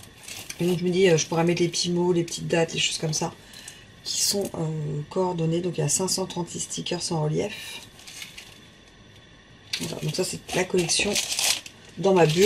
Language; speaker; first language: French; native; French